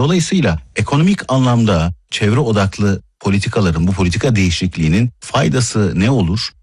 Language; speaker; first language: Turkish; native; Turkish